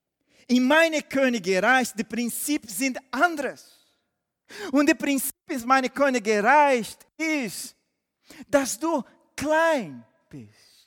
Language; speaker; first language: German; non-native, fluent; Portuguese